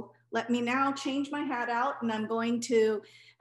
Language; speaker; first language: English; non-native, local second language; Punjabi